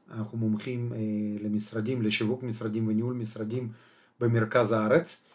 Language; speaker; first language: Hebrew; non-native, fluent; Russian